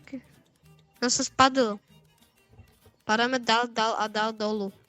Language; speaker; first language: Czech; early bilingual, other home language; Russian